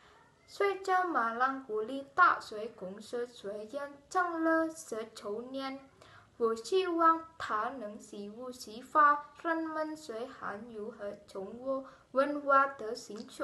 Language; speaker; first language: Chinese; non-native, learner; Indonesian